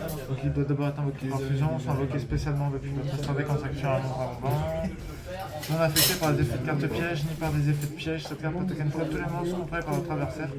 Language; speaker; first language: French; native; French